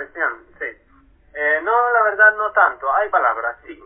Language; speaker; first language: Spanish; non-native, fluent; Arabic